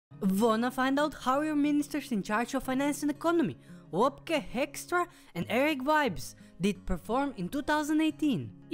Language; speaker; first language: English; non-native, fluent; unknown